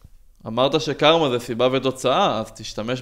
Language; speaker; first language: Hebrew; native; Hebrew